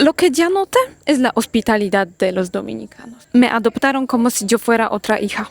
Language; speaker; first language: Spanish; non-native, fluent; Polish